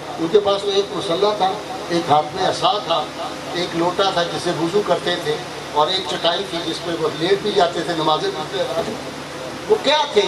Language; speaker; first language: Urdu; non-native, local second language; Punjabi